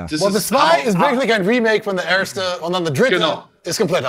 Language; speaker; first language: German; non-native, learner; English